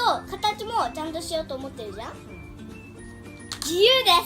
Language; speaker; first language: Japanese; early bilingual, heritage; Japanese